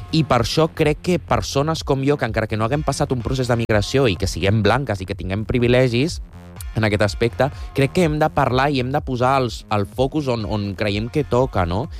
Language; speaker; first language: Catalan; non-native, local second language; Spanish